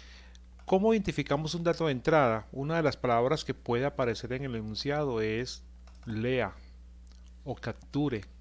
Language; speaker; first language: Spanish; native; Spanish